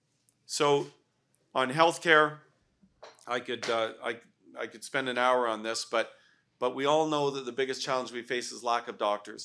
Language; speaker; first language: English; native; English